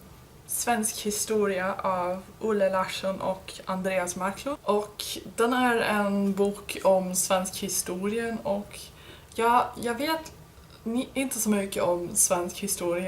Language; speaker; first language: Swedish; non-native, learner; English